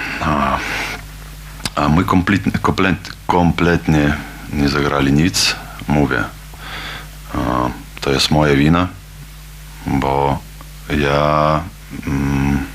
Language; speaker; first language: Polish; non-native, learner; Lithuanian